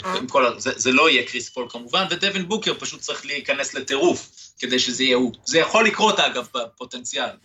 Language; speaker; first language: Hebrew; native; Hebrew